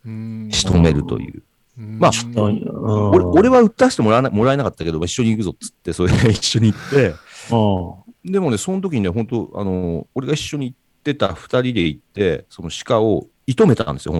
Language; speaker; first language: Japanese; native; Japanese